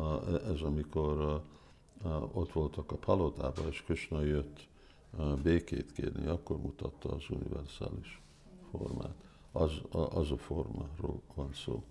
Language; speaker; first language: Hungarian; early bilingual, heritage; Hungarian